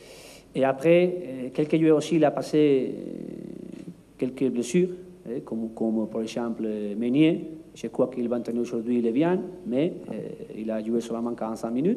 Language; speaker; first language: French; non-native, learner; Spanish